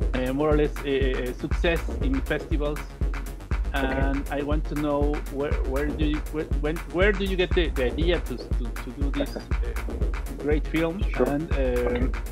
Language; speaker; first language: English; non-native, learner; Spanish